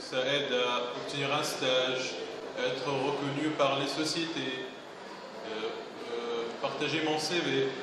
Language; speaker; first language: French; non-native, local second language; Arabic